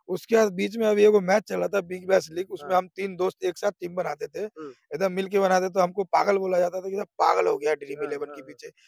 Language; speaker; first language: Hindi; native; Hindi